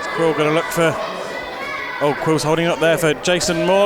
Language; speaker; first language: English; native; English